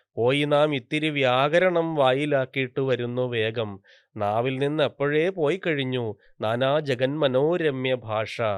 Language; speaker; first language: Malayalam; native; Malayalam